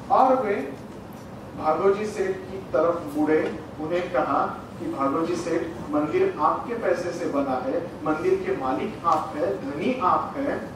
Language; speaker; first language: Hindi; non-native, local second language; Marathi